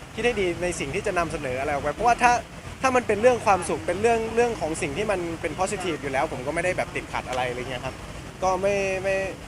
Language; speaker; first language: Thai; native; Thai